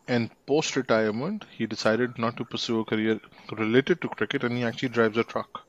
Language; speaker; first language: English; non-native, local second language; Hindi